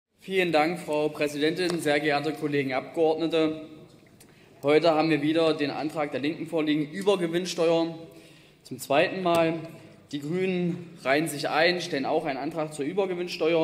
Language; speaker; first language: German; native; German